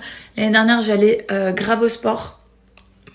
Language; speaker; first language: French; native; French